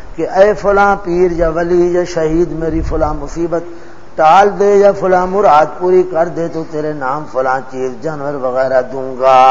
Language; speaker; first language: Urdu; non-native, local second language; Saraiki